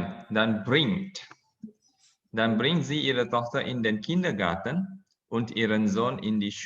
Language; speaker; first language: German; non-native, fluent; Indonesian